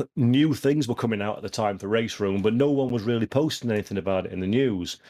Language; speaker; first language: English; native; English